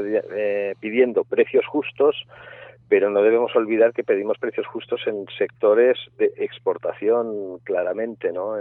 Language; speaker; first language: Spanish; native; Spanish